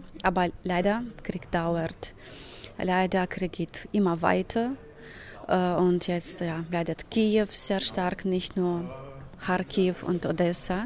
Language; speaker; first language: German; non-native, fluent; Ukrainian